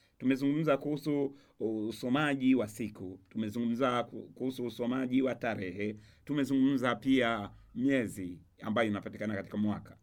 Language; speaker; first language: Swahili; non-native, local second language; Rundi